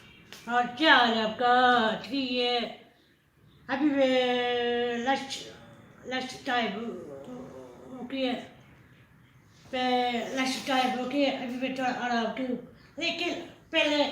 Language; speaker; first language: Hindi; non-native, learner; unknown